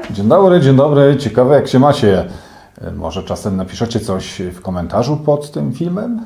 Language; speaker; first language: Polish; native; Polish